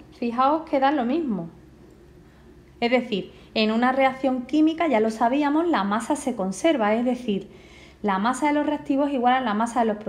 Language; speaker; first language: Spanish; native; Spanish